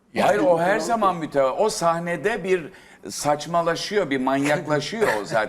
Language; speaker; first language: Turkish; native; Turkish